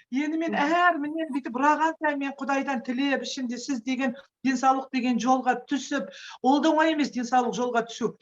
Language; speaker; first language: Kazakh; non-native, local second language; Russian